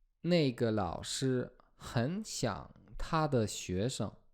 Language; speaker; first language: Chinese; non-native, fluent; Polish